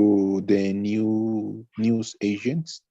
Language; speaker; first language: English; non-native, learner; Spanish